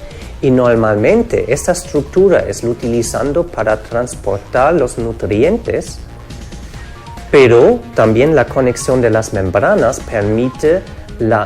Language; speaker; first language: Spanish; non-native, fluent; German